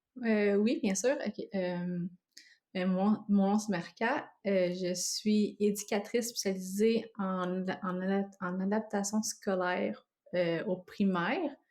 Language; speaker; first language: French; native; French